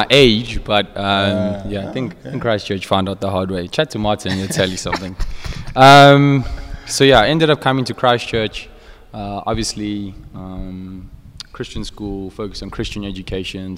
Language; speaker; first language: English; native; English